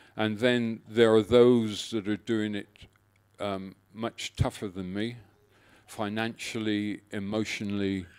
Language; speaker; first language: English; native; English